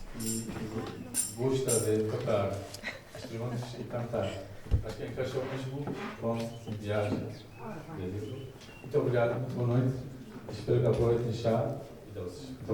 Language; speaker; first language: Portuguese; non-native, learner; Turkish